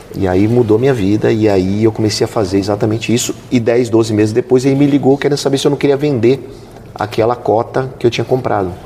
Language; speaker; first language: Portuguese; native; Portuguese